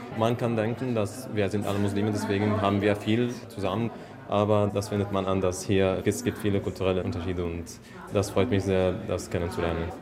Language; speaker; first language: German; non-native, learner; Arabic